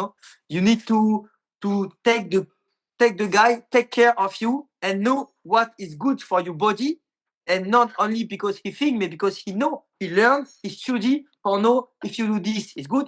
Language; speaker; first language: English; non-native, learner; French